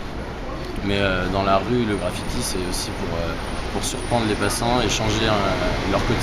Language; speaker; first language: French; native; French